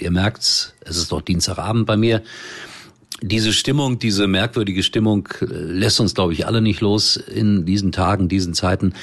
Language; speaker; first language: German; native; German